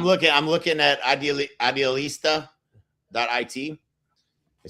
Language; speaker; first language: English; native; English